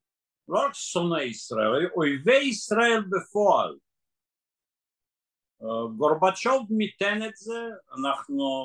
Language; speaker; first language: Hebrew; non-native, fluent; Russian